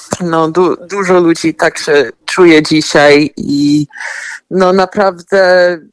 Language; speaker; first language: Polish; early bilingual, heritage; Polish